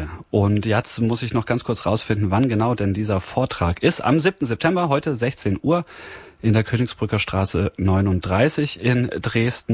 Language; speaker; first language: German; native; German